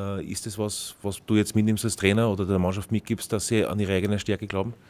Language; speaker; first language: German; native; German